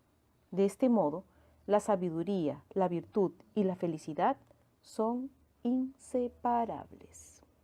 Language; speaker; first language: Spanish; native; Spanish